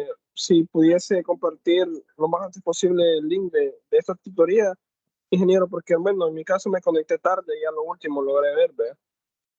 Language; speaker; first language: Spanish; native; Spanish